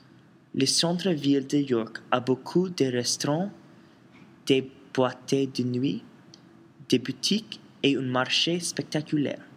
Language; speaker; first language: French; non-native, learner; English